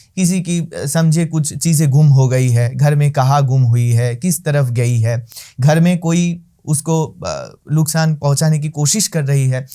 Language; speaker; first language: Hindi; non-native, local second language; Bangla